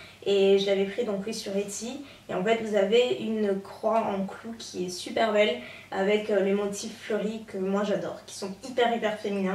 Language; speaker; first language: French; native; French